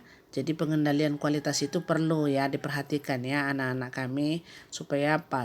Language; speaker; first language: Indonesian; native; Indonesian